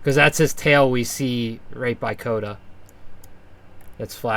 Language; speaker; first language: English; native; English